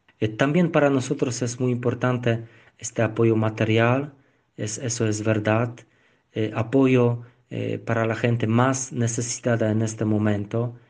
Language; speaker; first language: Spanish; non-native, learner; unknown